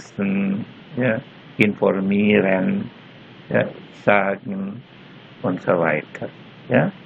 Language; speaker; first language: German; non-native, fluent; Indonesian